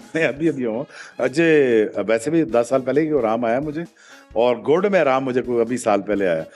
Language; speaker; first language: Urdu; non-native, local second language; Punjabi